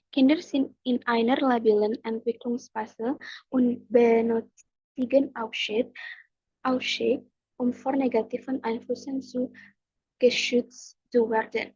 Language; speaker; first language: German; non-native, learner; Indonesian